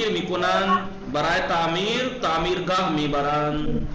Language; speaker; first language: Persian; non-native, fluent; Urdu